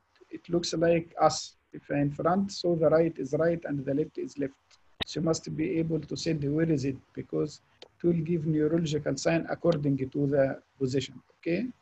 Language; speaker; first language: English; non-native, fluent; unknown